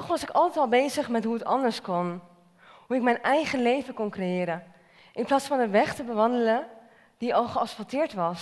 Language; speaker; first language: Dutch; native; Dutch